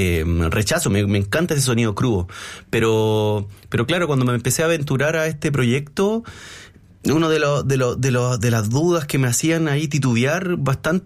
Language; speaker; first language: Spanish; native; Spanish